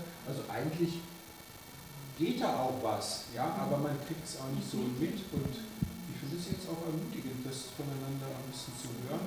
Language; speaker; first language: German; native; German